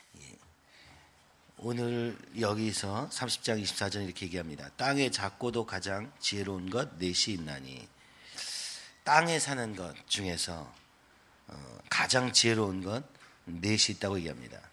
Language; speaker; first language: Korean; native; Korean